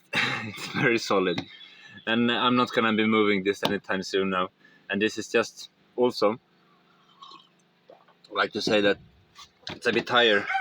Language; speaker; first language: English; non-native, fluent; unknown